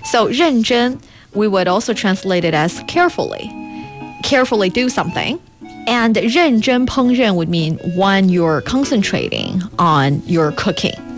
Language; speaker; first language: English; non-native, fluent; Chinese